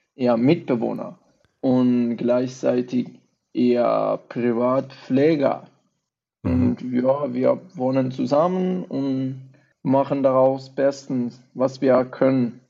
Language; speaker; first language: German; non-native, fluent; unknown